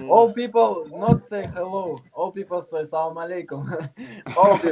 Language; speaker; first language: English; non-native, learner; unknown